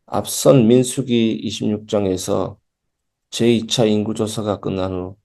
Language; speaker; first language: Korean; native; Korean